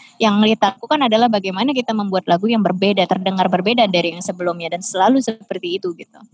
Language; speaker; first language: Indonesian; native; Indonesian